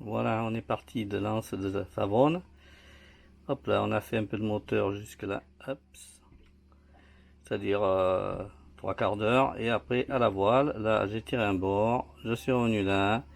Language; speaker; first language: French; native; French